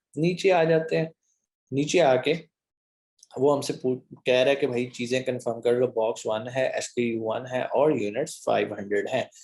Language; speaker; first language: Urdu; native; Urdu